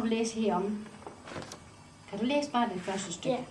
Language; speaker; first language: Danish; native; Danish